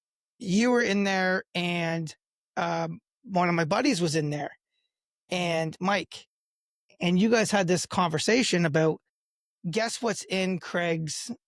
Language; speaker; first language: English; native; English